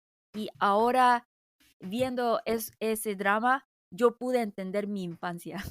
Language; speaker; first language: Spanish; non-native, fluent; Korean